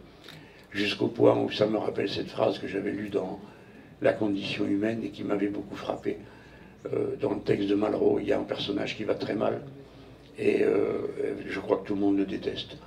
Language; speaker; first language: French; native; French